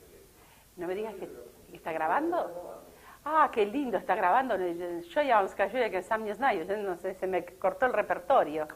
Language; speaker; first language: Spanish; native; Spanish